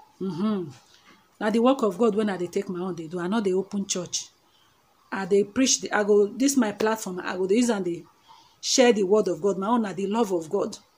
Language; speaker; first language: Nigerian Pidgin; non-native, local second language; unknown